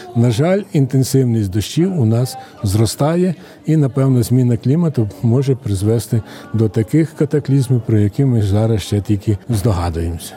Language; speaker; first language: Ukrainian; native; Ukrainian